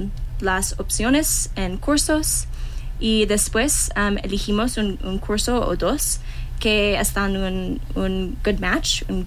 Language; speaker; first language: Spanish; non-native, learner; English